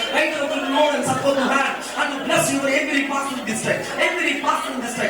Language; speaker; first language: English; non-native, local second language; Telugu